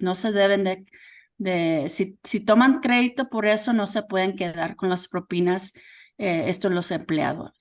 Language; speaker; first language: Spanish; early bilingual, heritage; Spanish